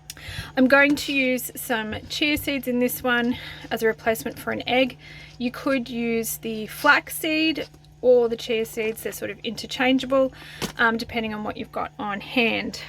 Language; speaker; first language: English; native; English